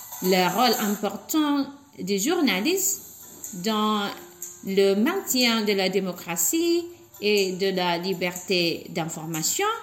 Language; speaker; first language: French; non-native, fluent; Indonesian